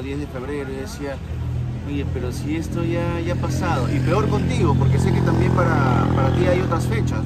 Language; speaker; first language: Spanish; native; Spanish